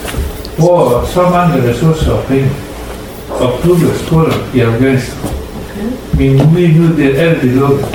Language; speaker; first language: Danish; non-native, learner; Persian